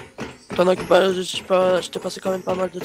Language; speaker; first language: French; native; French